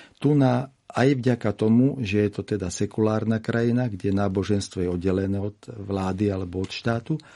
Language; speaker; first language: Slovak; native; Slovak